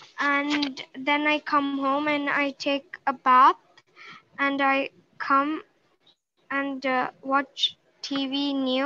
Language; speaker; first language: English; non-native, learner; Sinhala